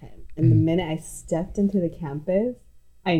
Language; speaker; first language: English; non-native, local second language; Cantonese